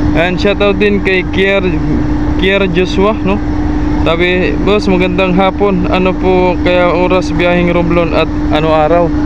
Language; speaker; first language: Filipino; non-native, local second language; Cebuano